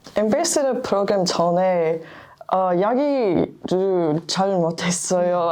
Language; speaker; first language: Korean; non-native, learner; English